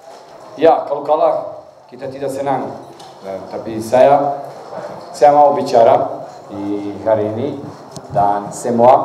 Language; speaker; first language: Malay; non-native, learner; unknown